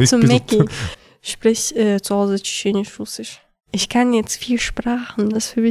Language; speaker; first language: German; early bilingual, other home language; Chechen